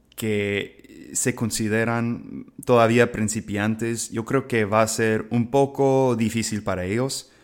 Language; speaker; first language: Spanish; non-native, fluent; English